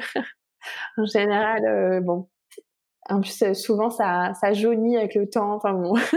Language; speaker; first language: French; native; French